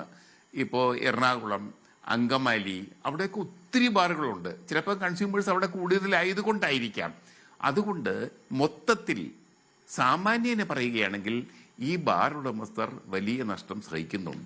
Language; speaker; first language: Malayalam; native; Malayalam